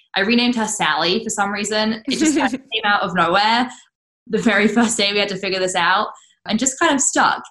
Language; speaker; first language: English; native; English